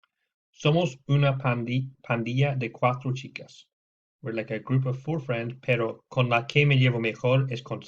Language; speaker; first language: Spanish; non-native, fluent; English